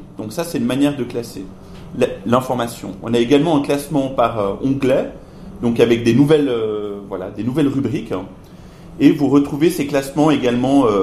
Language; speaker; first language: French; native; French